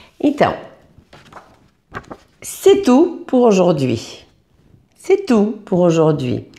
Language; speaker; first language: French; non-native, fluent; Portuguese